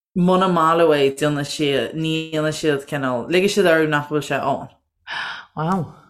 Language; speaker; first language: Irish; non-native, local second language; English